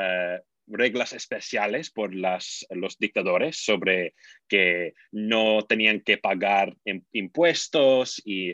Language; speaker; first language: Spanish; non-native, fluent; English